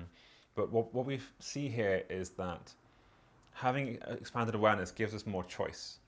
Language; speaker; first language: English; native; English